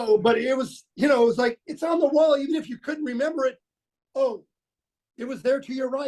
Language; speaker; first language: English; native; English